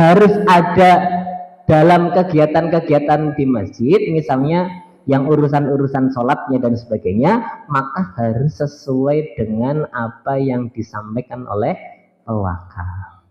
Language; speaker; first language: Indonesian; native; Indonesian